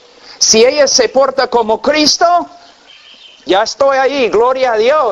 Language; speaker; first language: Spanish; non-native, fluent; English